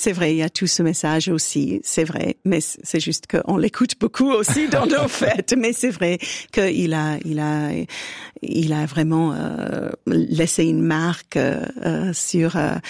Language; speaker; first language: French; non-native, fluent; English